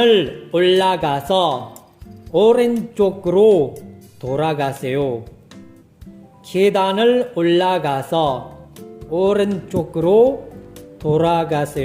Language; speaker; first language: Korean; non-native, fluent; Indonesian